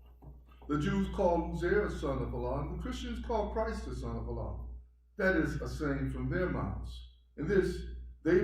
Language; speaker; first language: English; native; English